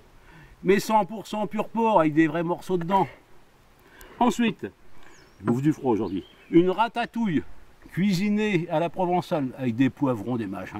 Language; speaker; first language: French; native; French